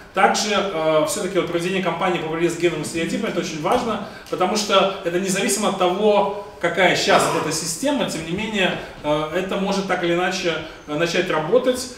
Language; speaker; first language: Russian; native; Russian